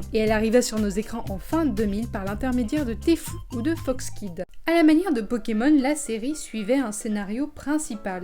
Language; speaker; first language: French; native; French